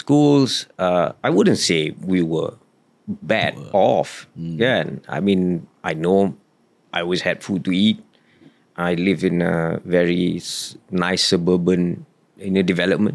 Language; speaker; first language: English; non-native, local second language; Malay